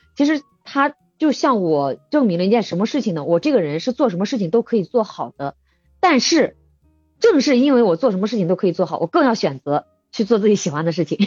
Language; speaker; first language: Chinese; native; Chinese